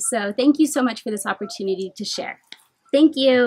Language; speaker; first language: English; native; English